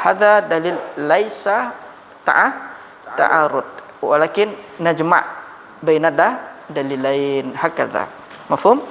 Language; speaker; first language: Arabic; non-native, learner; Malay